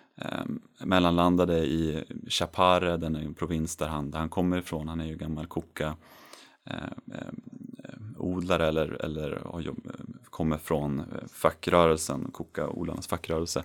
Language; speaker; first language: Swedish; native; Swedish